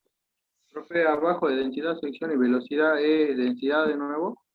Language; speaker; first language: Spanish; native; Spanish